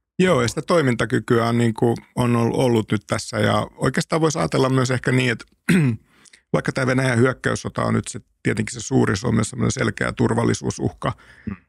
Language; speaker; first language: Finnish; native; Finnish